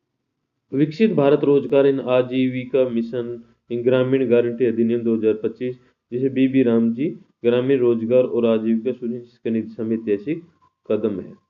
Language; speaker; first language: Hindi; native; Hindi